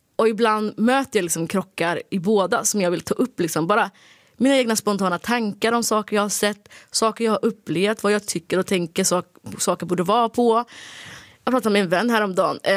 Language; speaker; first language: Swedish; early bilingual, other home language; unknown